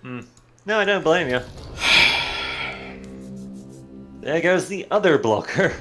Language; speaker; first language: English; native; English